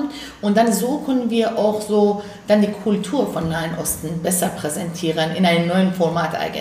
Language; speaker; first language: German; non-native, fluent; Persian